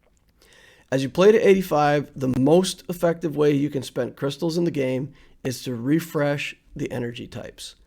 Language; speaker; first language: English; native; English